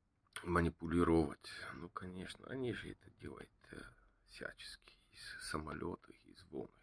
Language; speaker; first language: Russian; non-native, learner; Bulgarian